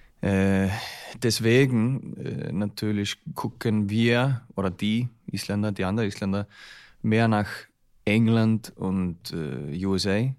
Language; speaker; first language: German; non-native, learner; Icelandic